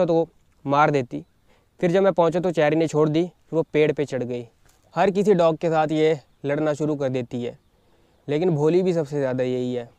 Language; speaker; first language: Hindi; native; Hindi